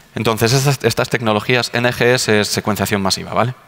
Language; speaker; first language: Spanish; native; Spanish